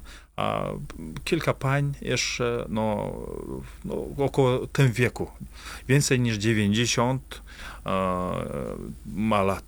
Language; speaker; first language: Polish; non-native, fluent; Russian